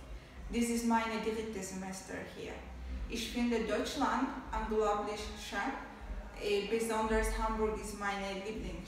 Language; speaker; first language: German; non-native, learner; Azerbaijani